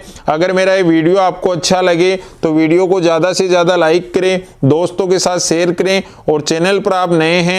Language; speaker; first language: Hindi; native; Hindi